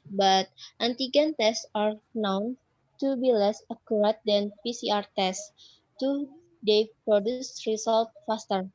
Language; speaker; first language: English; non-native, learner; Indonesian